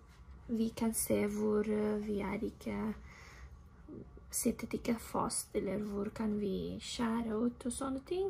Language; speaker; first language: Norwegian; non-native, fluent; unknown